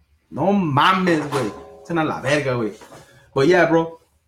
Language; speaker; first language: Spanish; early bilingual, heritage; Spanish